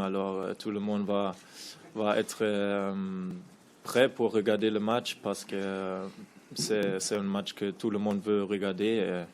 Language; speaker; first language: French; non-native, fluent; German